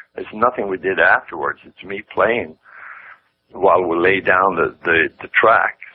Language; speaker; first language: English; non-native, fluent; Swedish